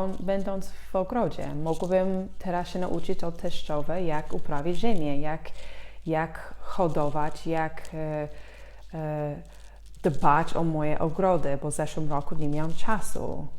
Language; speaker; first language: Polish; non-native, fluent; English